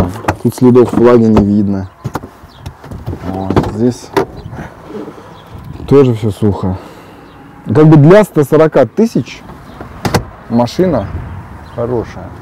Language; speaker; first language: Russian; native; Russian